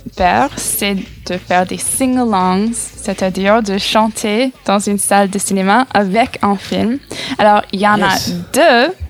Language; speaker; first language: French; non-native, fluent; English